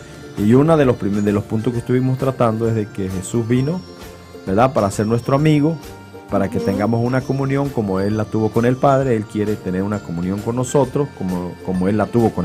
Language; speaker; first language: Spanish; native; Spanish